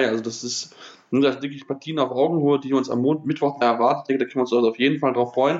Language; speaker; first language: German; native; German